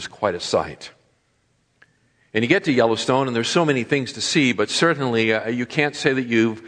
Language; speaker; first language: English; native; English